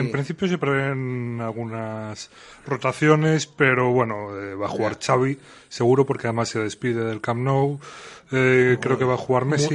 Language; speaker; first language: Spanish; native; Spanish